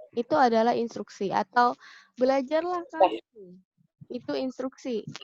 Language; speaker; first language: Indonesian; native; Indonesian